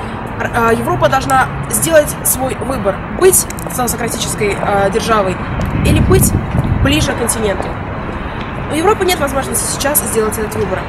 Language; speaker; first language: Russian; native; Russian